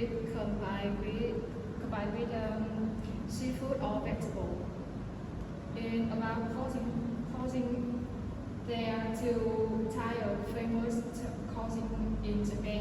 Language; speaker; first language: English; non-native, learner; Vietnamese